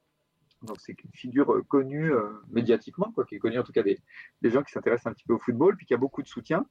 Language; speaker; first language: French; native; French